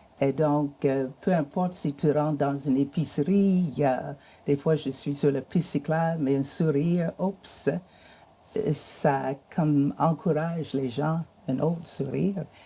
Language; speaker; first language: French; non-native, fluent; English